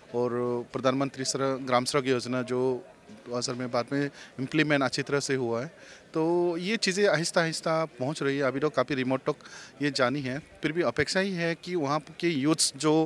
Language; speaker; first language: Hindi; non-native, local second language; Chakma